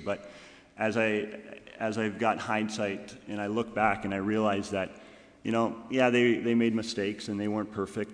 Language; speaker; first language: English; native; English